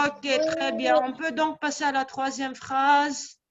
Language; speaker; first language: French; non-native, local second language; Arabic